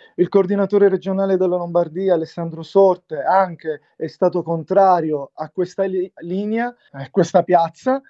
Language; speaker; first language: Italian; native; Italian